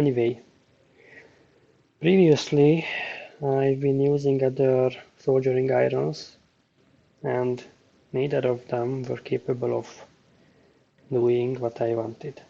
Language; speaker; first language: English; non-native, fluent; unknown